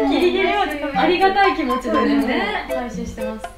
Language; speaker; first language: Japanese; native; Japanese